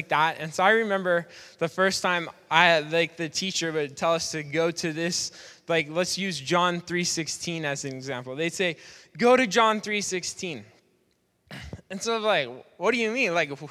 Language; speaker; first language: English; native; English